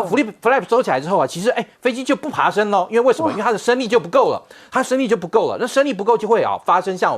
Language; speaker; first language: Chinese; native; Chinese